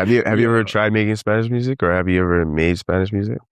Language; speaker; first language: English; native; English